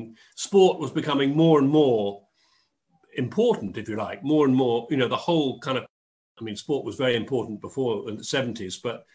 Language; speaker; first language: English; native; English